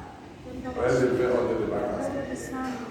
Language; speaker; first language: Portuguese; non-native, learner; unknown